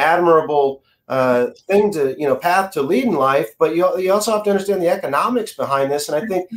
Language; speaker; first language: English; native; English